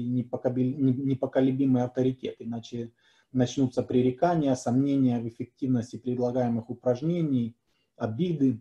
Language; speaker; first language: Russian; native; Russian